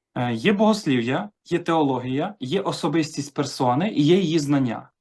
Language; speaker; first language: Ukrainian; native; Ukrainian